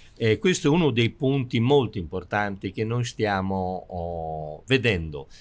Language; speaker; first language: Italian; native; Italian